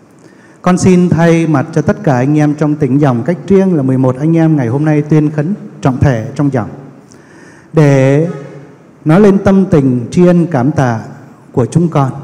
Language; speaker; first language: Vietnamese; native; Vietnamese